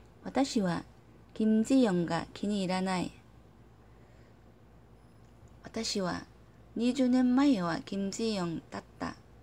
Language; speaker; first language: Japanese; non-native, learner; Korean